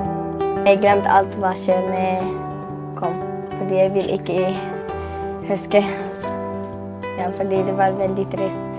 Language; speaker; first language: Norwegian; non-native, learner; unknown